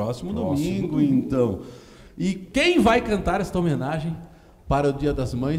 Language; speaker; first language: Portuguese; native; Portuguese